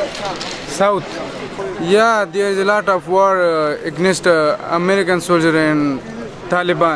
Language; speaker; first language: English; non-native, learner; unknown